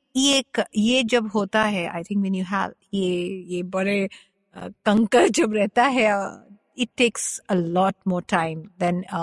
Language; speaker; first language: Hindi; non-native, local second language; Bangla